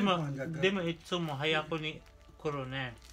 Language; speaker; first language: Japanese; non-native, local second language; Filipino